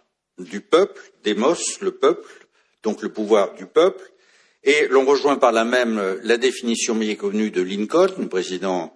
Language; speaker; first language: French; native; French